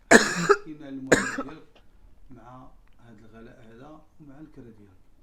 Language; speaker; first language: Arabic; native; Arabic